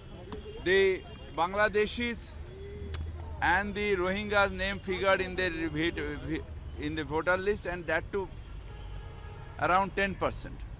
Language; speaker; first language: English; non-native, local second language; Bangla